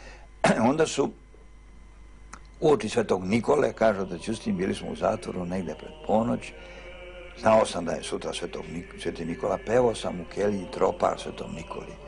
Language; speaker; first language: Bosnian; native; Bosnian